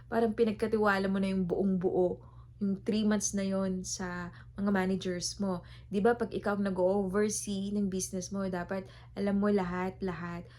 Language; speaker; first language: Filipino; native; Filipino